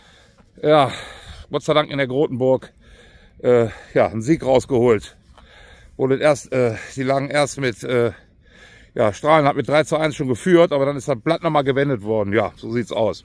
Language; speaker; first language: German; native; German